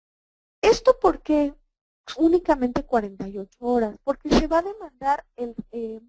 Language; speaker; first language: Spanish; native; Spanish